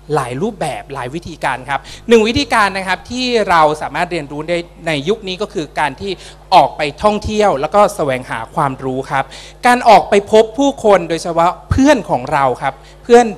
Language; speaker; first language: Thai; native; Thai